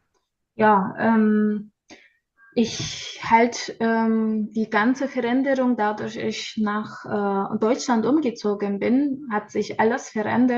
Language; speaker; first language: German; non-native, learner; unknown